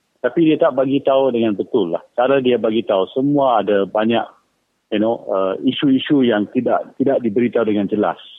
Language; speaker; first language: Malay; native; Malay